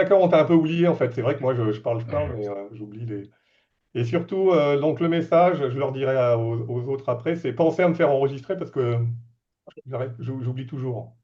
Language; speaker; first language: French; native; French